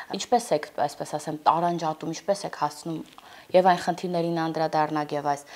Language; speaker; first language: Armenian; native; Armenian